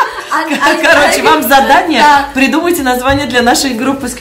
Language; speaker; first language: Russian; native; Russian